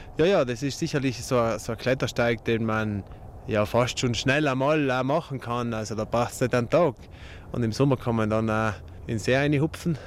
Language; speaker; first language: German; native; German